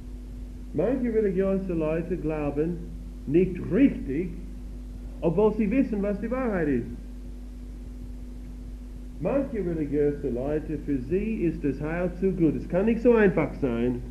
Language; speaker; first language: German; non-native, fluent; English